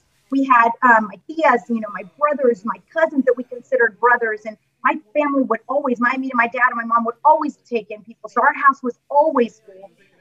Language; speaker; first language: English; native; English